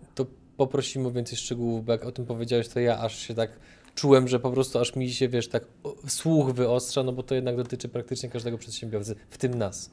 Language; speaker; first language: Polish; native; Polish